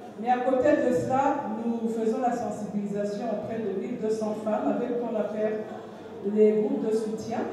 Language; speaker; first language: French; non-native, local second language; Rundi